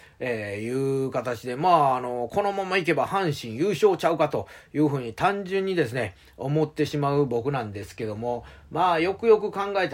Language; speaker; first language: Japanese; native; Japanese